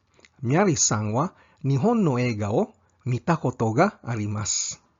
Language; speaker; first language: Japanese; non-native, fluent; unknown